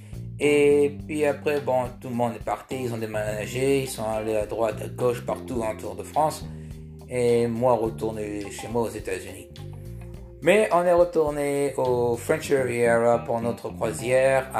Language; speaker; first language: French; early bilingual, heritage; French